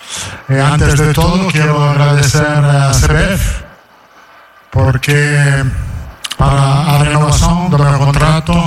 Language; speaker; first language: Spanish; non-native, fluent; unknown